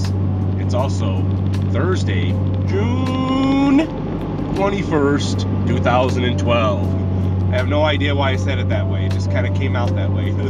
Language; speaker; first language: English; native; English